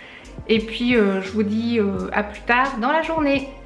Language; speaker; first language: French; native; French